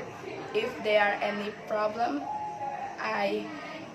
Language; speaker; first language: English; non-native, learner; Indonesian